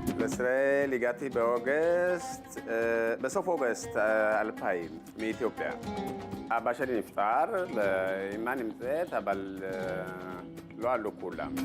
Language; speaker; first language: Hebrew; non-native, fluent; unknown